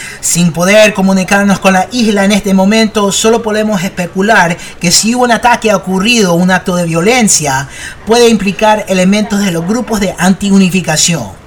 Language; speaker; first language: Spanish; early bilingual, heritage; Spanish